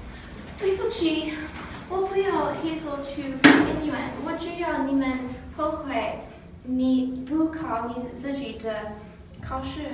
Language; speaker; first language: Chinese; non-native, learner; English